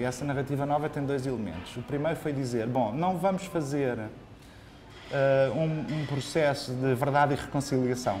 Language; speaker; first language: Portuguese; native; Portuguese